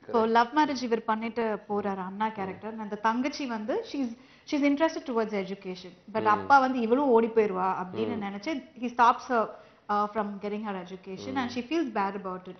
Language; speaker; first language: English; non-native, local second language; Tamil